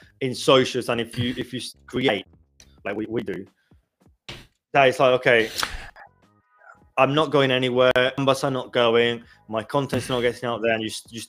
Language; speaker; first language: English; non-native, fluent; Spanish